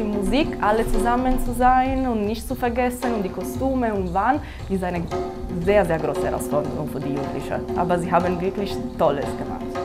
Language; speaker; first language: German; non-native, fluent; Italian